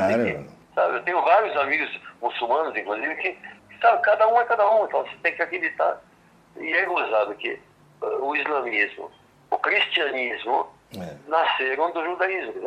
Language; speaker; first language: Portuguese; early bilingual, other home language; French